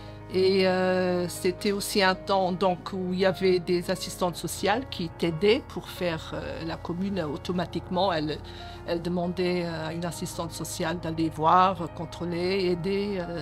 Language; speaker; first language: French; early bilingual, other home language; Portuguese